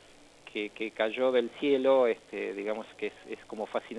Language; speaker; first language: Spanish; native; Spanish